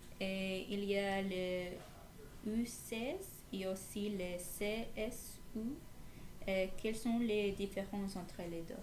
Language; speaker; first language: French; non-native, learner; English